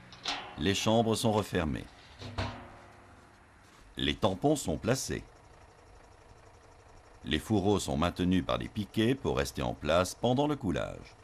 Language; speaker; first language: French; native; French